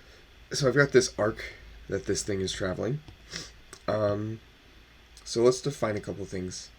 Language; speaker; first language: English; native; English